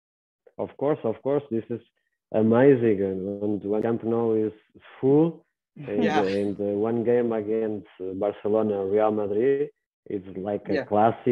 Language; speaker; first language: English; non-native, learner; Portuguese